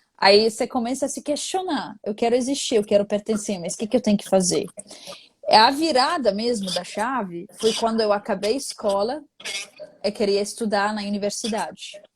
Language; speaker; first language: Portuguese; non-native, fluent; Arabic